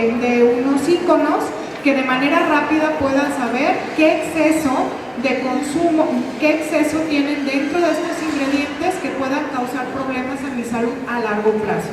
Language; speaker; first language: Spanish; native; Spanish